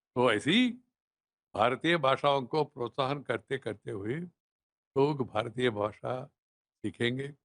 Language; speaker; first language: Hindi; non-native, local second language; Telugu